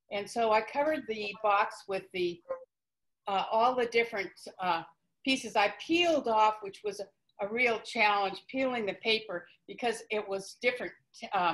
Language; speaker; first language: English; native; English